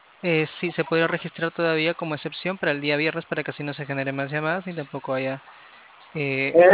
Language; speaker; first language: Spanish; native; Spanish